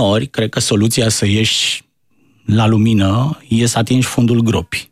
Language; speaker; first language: Romanian; native; Romanian